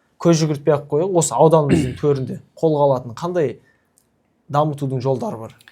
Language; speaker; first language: Kazakh; native; Kazakh